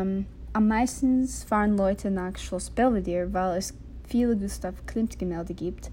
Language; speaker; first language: German; non-native, learner; English